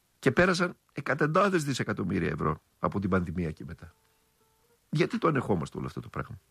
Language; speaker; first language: Greek; native; Greek